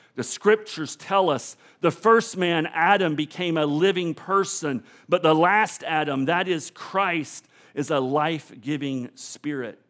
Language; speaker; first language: English; native; English